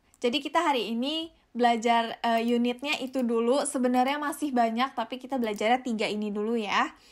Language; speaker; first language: Indonesian; native; Indonesian